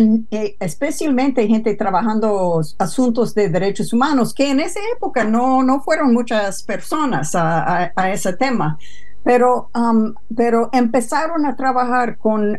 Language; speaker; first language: Spanish; non-native, fluent; English